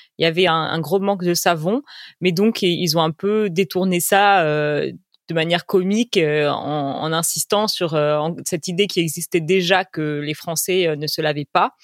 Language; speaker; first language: French; native; French